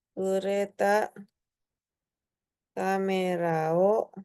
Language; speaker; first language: Japanese; non-native, fluent; Indonesian